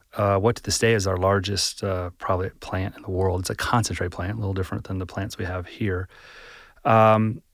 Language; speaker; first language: English; native; English